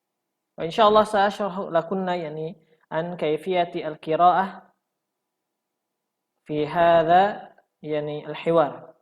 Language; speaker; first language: Arabic; non-native, fluent; Indonesian